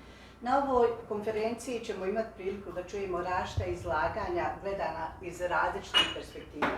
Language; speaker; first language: Bosnian; native; Bosnian